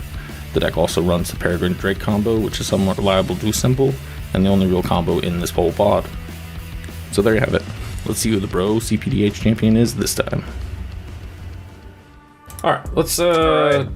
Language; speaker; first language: English; native; English